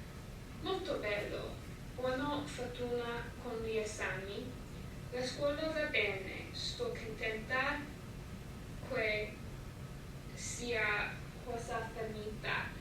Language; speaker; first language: Italian; non-native, learner; English